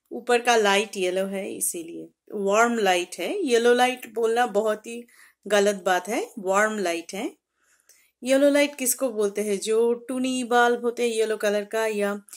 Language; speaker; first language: Hindi; non-native, local second language; Bangla